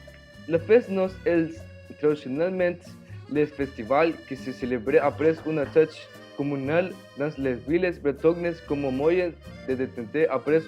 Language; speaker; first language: French; non-native, learner; Spanish